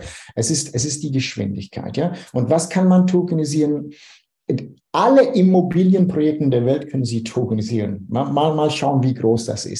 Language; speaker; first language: German; non-native, fluent; Dutch